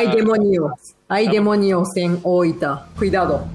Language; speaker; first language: Spanish; non-native, learner; Japanese